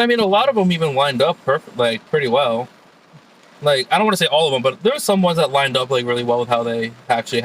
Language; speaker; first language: English; native; English